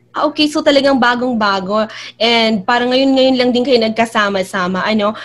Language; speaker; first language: Filipino; native; Filipino